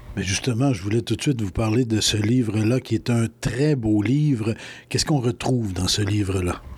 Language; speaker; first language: French; native; French